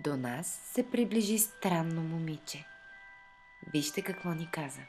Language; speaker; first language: Bulgarian; native; Bulgarian